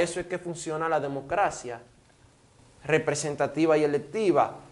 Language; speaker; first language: Spanish; native; Spanish